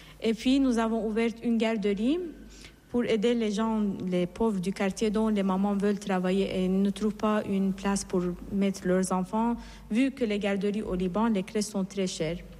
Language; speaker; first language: French; non-native, fluent; Persian